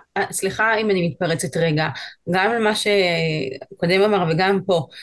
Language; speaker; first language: Hebrew; non-native, fluent; Spanish